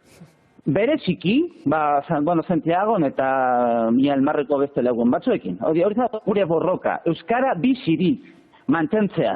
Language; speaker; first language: Basque; non-native, learner; Spanish